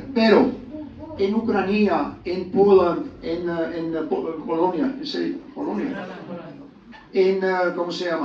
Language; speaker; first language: Spanish; non-native, learner; Georgian